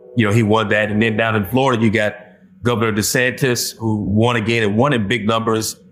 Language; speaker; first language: English; native; English